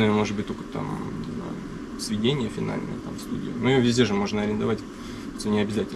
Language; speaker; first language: Russian; native; Russian